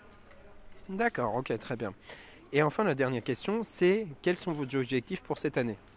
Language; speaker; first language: French; native; French